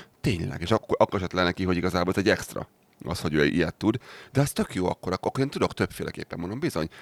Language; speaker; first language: Hungarian; native; Hungarian